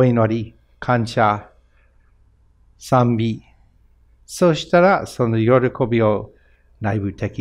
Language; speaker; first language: Japanese; non-native, fluent; English